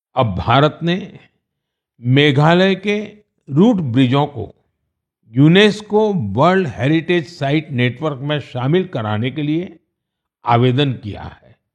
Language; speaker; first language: Hindi; non-native, local second language; Gujarati